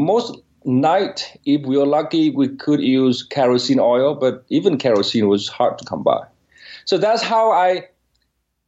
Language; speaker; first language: English; non-native, fluent; Vietnamese